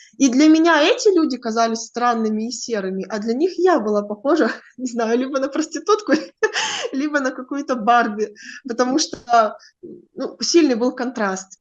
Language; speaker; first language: Russian; native; Russian